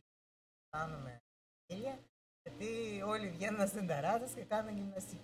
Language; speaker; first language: Greek; non-native, learner; Russian